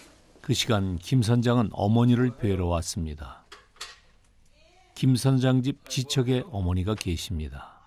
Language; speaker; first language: Korean; native; Korean